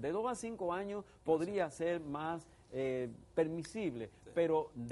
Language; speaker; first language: Spanish; native; Spanish